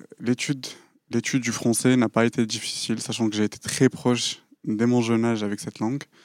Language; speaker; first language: French; non-native, local second language; Kabyle